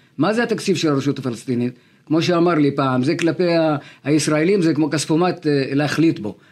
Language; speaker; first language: Hebrew; non-native, local second language; Arabic